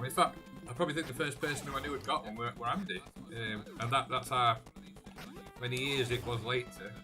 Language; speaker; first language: English; native; English